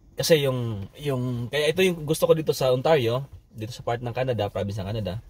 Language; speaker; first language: Filipino; non-native, local second language; Cebuano